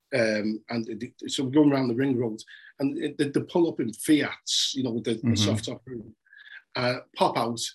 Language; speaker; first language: English; native; English